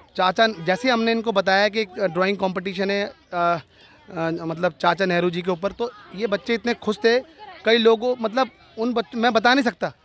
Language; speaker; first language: Hindi; native; Hindi